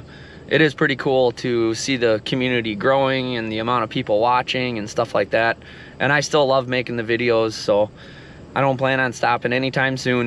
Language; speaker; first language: English; native; English